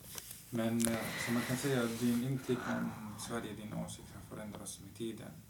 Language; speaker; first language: Swedish; non-native, fluent; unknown